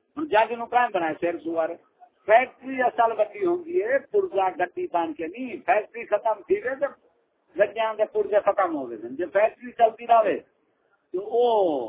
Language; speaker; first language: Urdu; non-native, local second language; Punjabi